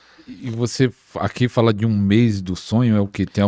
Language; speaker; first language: Portuguese; native; Portuguese